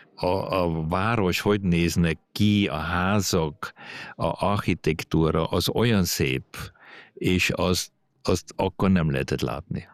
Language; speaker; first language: Hungarian; early bilingual, heritage; Hungarian